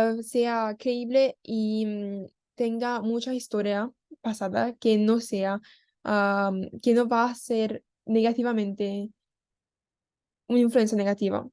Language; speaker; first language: Spanish; non-native, learner; Korean